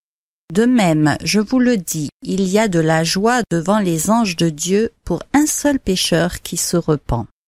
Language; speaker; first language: French; native; French